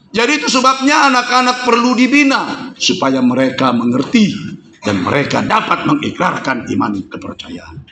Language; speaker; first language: Indonesian; non-native, local second language; Batak Toba